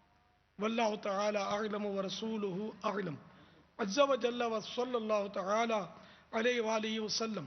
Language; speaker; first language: Urdu; native; Urdu